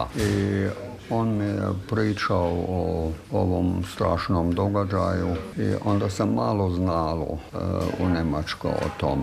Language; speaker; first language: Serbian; non-native, fluent; German